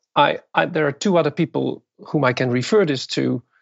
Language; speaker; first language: English; non-native, fluent; Dutch